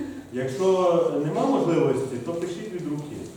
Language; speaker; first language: Ukrainian; native; Ukrainian